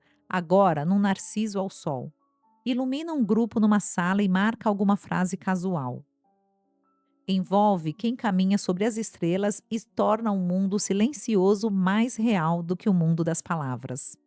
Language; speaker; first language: Portuguese; native; Portuguese